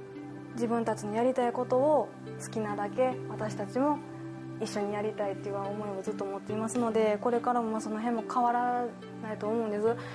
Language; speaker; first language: Japanese; native; Japanese